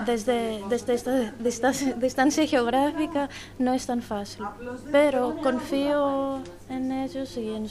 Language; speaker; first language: Spanish; non-native, fluent; Greek